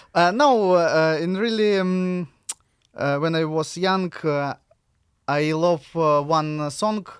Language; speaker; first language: English; non-native, learner; Russian